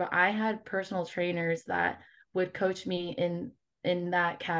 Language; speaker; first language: English; native; English